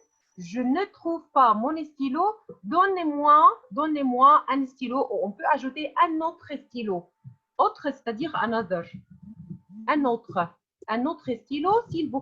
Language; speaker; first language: French; non-native, fluent; Arabic